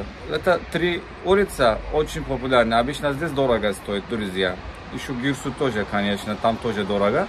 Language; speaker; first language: Russian; non-native, learner; Turkish